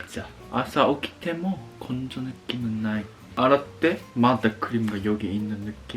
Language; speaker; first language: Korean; non-native, learner; Japanese